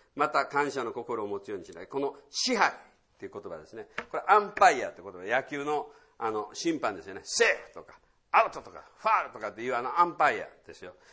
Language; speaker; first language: Japanese; native; Japanese